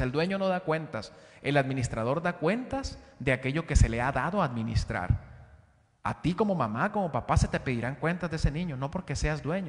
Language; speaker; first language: Spanish; native; Spanish